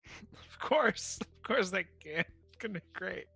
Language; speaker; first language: English; native; English